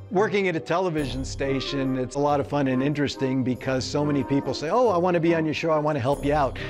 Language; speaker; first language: English; native; English